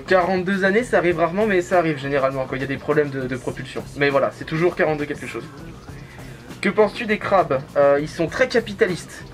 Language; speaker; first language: French; native; French